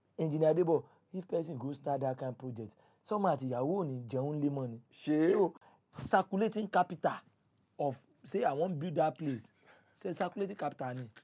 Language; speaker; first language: Nigerian Pidgin; non-native, local second language; Yoruba